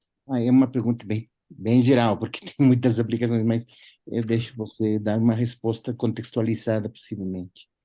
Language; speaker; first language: Portuguese; non-native, fluent; Spanish